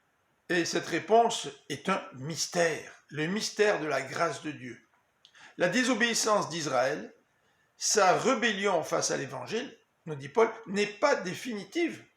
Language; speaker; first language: French; native; French